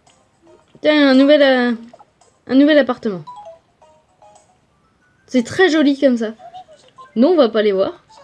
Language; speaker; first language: French; native; French